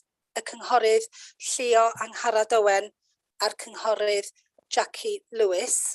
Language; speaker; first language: Welsh; native; Welsh